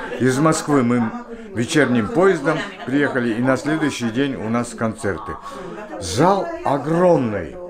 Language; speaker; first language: Russian; non-native, fluent; Japanese